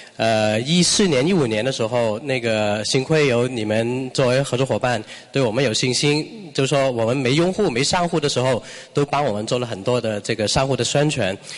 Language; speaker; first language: Chinese; non-native, local second language; Cantonese